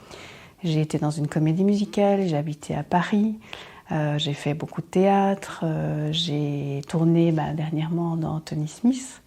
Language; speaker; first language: French; native; French